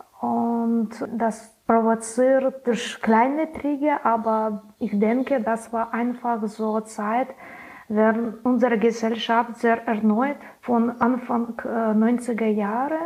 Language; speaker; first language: German; non-native, learner; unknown